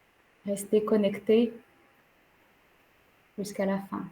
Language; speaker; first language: French; non-native, fluent; Ukrainian